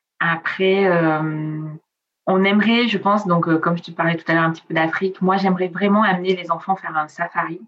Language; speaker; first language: French; early bilingual, other home language; Italian